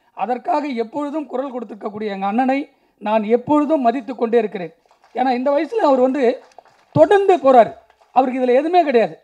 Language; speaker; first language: Tamil; native; Tamil